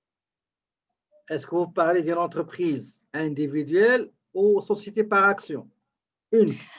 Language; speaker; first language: French; native; French